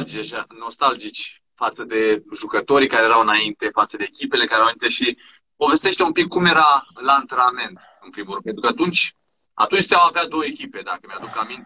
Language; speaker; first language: Romanian; native; Romanian